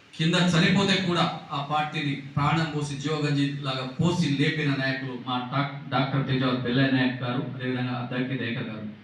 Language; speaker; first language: Telugu; non-native, local second language; Lambadi